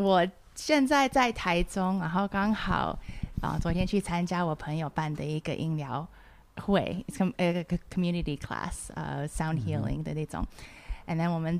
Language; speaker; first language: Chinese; early bilingual, heritage; Chinese